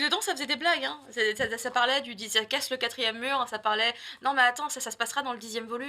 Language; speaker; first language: French; native; French